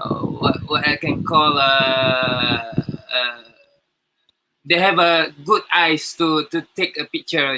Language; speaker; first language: English; non-native, learner; Malay